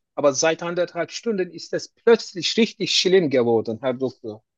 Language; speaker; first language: German; non-native, learner; Turkish